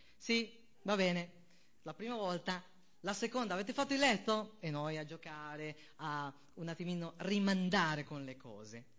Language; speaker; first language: Italian; non-native, fluent; Spanish